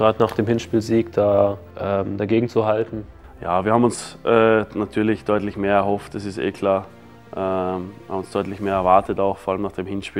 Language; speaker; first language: German; native; German